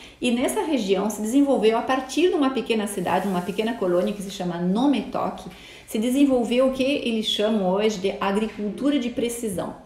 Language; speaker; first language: Portuguese; non-native, fluent; French